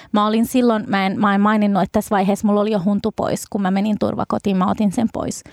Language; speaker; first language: Finnish; early bilingual, other home language; Arabic